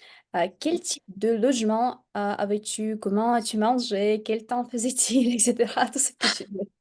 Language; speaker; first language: French; non-native, fluent; Russian